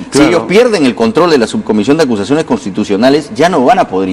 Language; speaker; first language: Spanish; native; Spanish